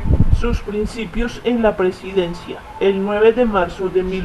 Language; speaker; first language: Spanish; native; Spanish